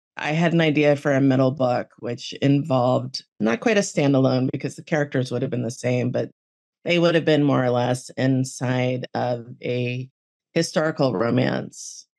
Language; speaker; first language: English; native; English